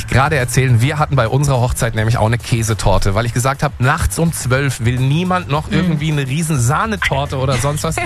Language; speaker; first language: German; native; German